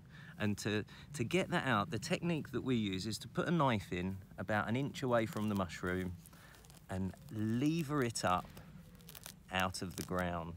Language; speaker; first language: English; native; English